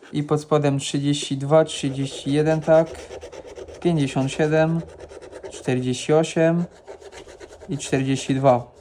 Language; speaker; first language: Polish; non-native, fluent; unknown